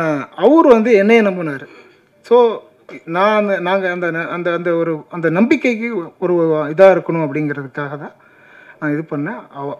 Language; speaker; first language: Tamil; native; Tamil